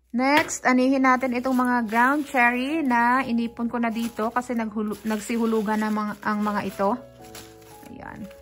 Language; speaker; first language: Filipino; non-native, local second language; Hiligaynon